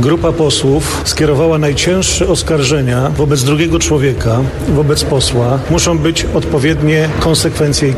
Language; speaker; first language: Polish; native; Polish